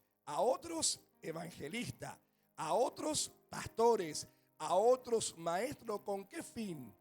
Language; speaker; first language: Spanish; native; Spanish